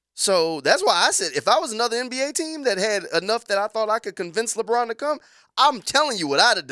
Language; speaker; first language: English; native; English